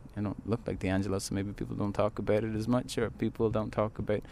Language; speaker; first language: English; native; English